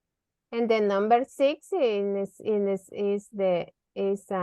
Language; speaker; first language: English; non-native, learner; Spanish